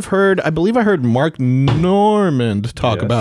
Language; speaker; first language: English; native; English